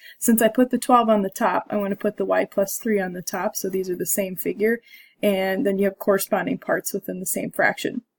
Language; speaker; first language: English; native; English